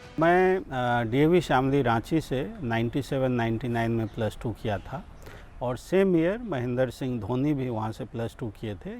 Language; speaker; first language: Hindi; native; Hindi